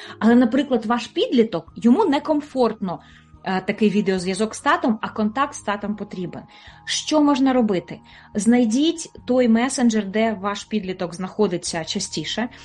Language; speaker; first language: Ukrainian; native; Ukrainian